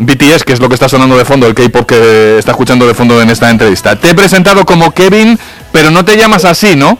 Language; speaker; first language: Spanish; native; Spanish